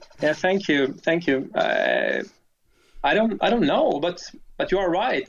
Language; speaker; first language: English; non-native, fluent; Swedish